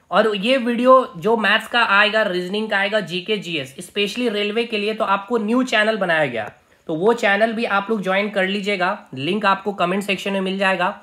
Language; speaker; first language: Hindi; native; Hindi